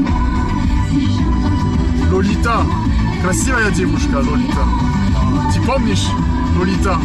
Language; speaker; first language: Russian; non-native, learner; French